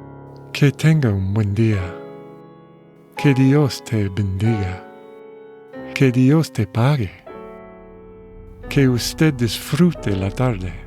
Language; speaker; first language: Spanish; non-native, fluent; English